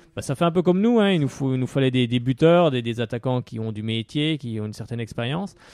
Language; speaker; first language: French; native; French